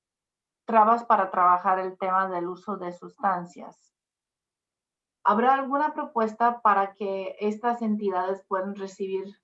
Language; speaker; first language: Spanish; non-native, fluent; English